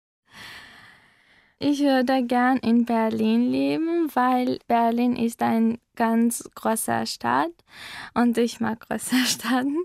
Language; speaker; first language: German; non-native, learner; Armenian